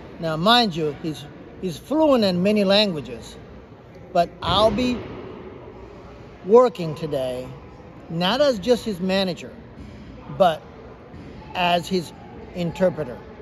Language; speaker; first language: English; non-native, fluent; Japanese